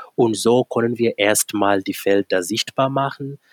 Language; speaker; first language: German; non-native, fluent; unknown